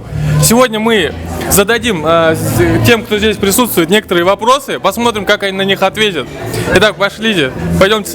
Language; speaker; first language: Russian; native; Russian